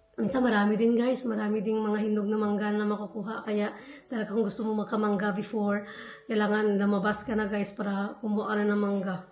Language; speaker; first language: Filipino; non-native, local second language; Hiligaynon